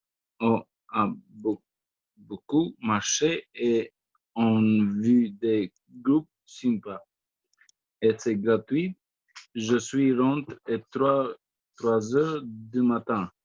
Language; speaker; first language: French; non-native, learner; Albanian